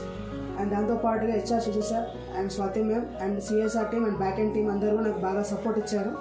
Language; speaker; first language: Telugu; native; Telugu